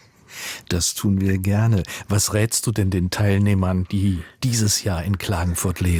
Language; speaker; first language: German; native; German